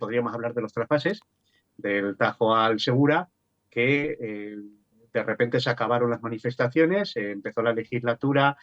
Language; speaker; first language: Spanish; native; Spanish